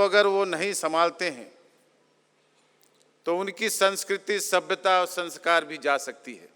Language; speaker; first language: Hindi; native; Hindi